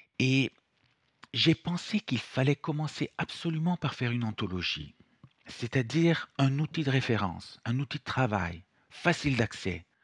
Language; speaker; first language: French; non-native, fluent; Italian